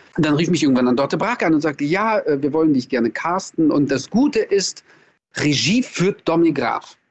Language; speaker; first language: German; early bilingual, other home language; Russian